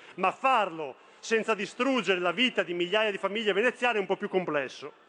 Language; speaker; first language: Italian; native; Italian